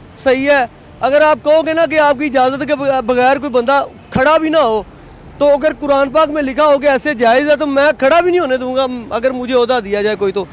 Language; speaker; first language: Urdu; non-native, local second language; Punjabi